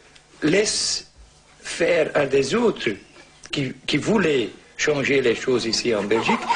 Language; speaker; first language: French; non-native, local second language; Dutch